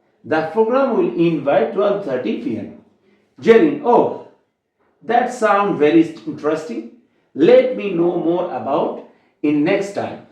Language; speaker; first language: English; non-native, local second language; Bangla